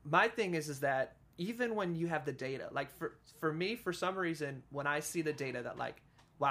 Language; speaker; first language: English; native; English